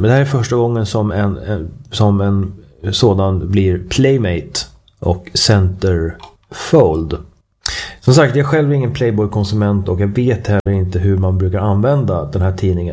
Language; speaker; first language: Swedish; native; Swedish